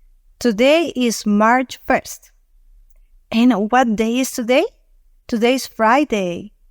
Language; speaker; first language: English; non-native, fluent; Spanish